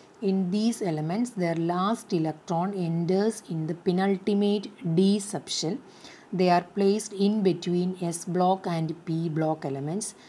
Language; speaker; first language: English; non-native, local second language; Malayalam